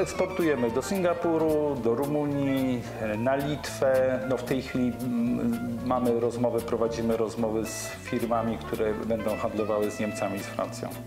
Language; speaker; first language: Polish; native; Polish